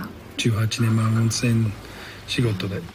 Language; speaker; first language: Japanese; non-native, learner; English